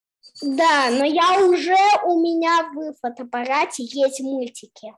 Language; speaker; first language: Russian; early bilingual, heritage; Russian